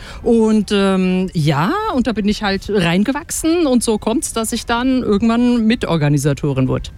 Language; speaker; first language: German; native; German